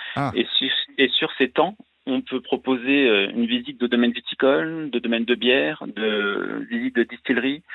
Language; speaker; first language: French; native; French